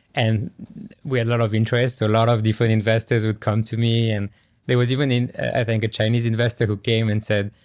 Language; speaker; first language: English; non-native, fluent; French